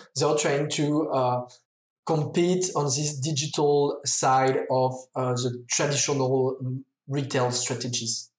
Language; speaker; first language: English; non-native, fluent; French